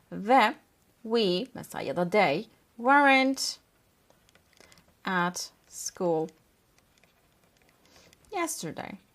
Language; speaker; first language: English; non-native, fluent; Turkish